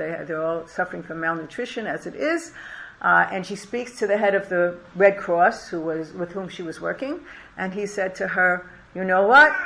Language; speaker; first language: English; native; English